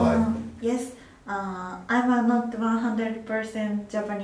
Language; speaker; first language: English; non-native, learner; Japanese